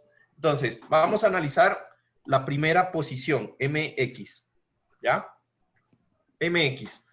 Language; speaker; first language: Spanish; native; Spanish